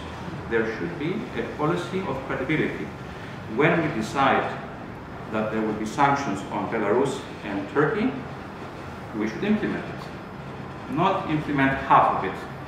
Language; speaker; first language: English; non-native, fluent; Greek